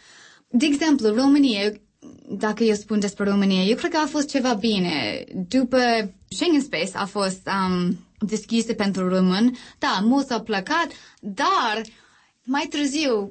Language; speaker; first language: Romanian; non-native, learner; English